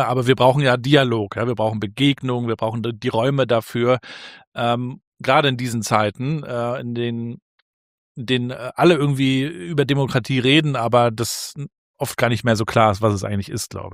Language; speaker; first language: German; native; German